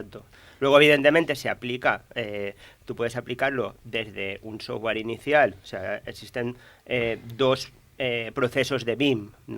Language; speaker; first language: Spanish; native; Spanish